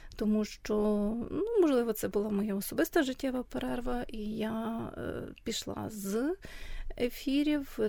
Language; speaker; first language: Ukrainian; native; Ukrainian